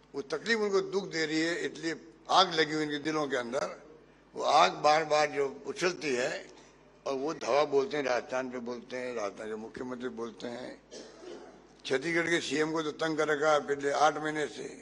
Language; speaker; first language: Hindi; native; Hindi